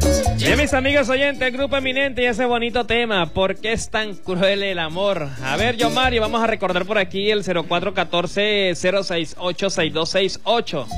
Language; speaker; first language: Spanish; native; Spanish